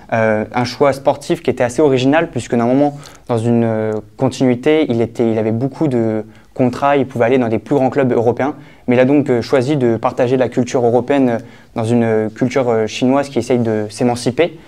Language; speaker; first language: French; native; French